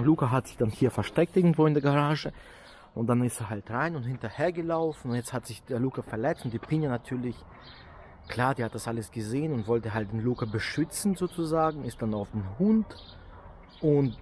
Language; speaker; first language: German; native; German